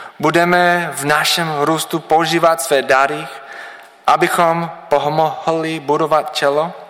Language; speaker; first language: Czech; non-native, learner; English